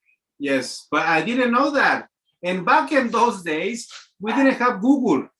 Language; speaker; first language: English; non-native, fluent; Spanish